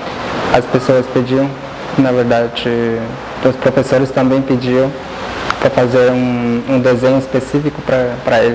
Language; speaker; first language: Portuguese; non-native, local second language; Guarani